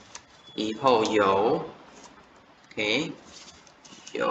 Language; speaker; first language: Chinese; non-native, fluent; Khmer